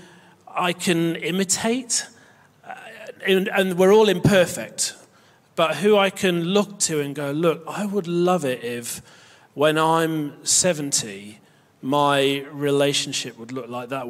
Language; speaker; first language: English; native; English